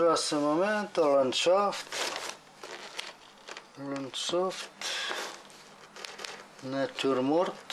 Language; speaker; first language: German; non-native, learner; Russian